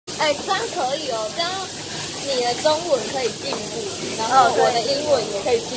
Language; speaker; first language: Chinese; non-native, fluent; English